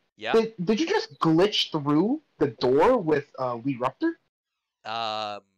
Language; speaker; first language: English; native; English